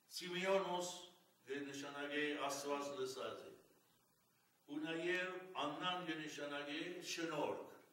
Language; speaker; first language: Armenian; early bilingual, heritage; Armenian